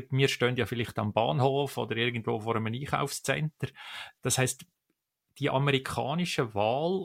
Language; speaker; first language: German; native; German